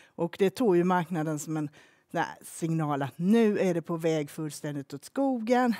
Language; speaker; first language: Swedish; native; Swedish